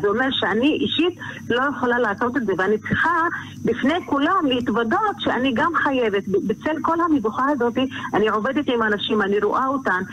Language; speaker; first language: Hebrew; non-native, local second language; Arabic